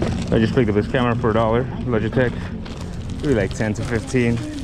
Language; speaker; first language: English; early bilingual, other home language; Spanish